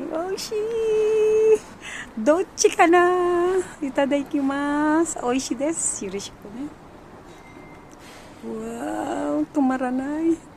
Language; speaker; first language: Japanese; non-native, learner; Filipino